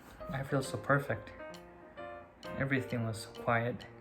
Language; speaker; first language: English; non-native, fluent; Korean